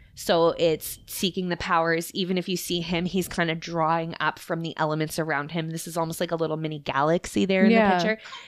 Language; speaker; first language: English; native; English